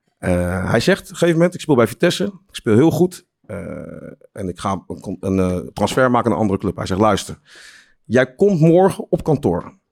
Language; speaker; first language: Dutch; native; Dutch